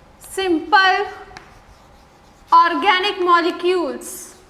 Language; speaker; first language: English; non-native, local second language; Hindi